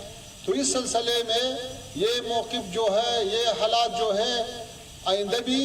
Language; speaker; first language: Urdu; non-native, fluent; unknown